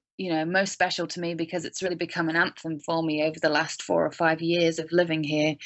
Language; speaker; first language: English; native; English